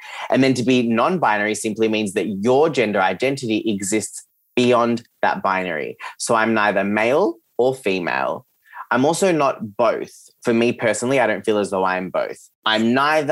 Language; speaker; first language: English; early bilingual, other home language; Serbian